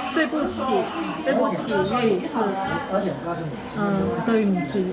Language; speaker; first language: Chinese; non-native, local second language; Cantonese